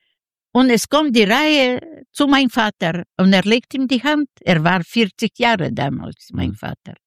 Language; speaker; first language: German; non-native, learner; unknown